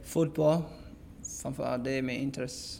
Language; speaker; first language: Swedish; non-native, fluent; English